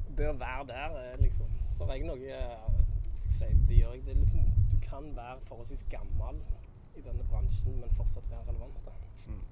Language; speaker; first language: Norwegian; native; Norwegian